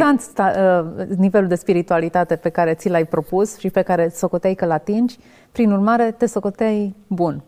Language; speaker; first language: Romanian; native; Romanian